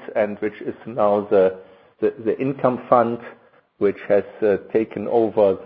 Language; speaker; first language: English; non-native, fluent; German